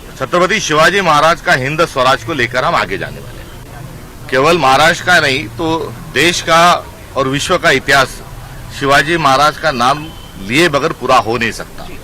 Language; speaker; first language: Hindi; non-native, local second language; Marathi